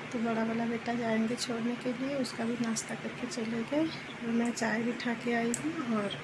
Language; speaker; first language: Hindi; non-native, local second language; Bangla